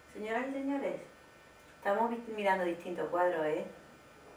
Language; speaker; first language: Spanish; native; Spanish